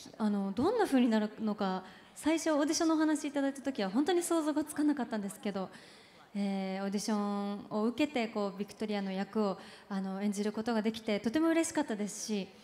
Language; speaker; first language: Japanese; native; Japanese